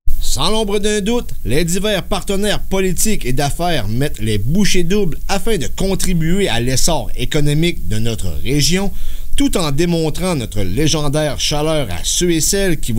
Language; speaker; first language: French; native; French